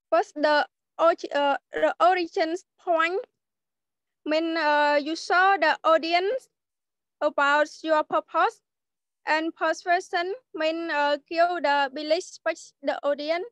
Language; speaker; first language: English; non-native, learner; Khmer